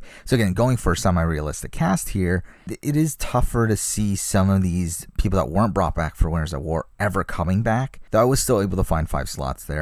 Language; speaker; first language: English; native; English